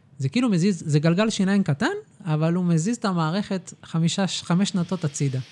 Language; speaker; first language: Hebrew; native; Hebrew